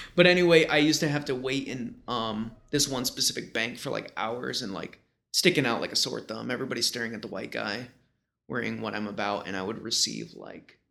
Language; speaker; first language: English; native; English